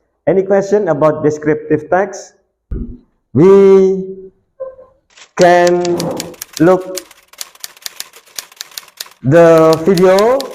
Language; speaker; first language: English; non-native, learner; Indonesian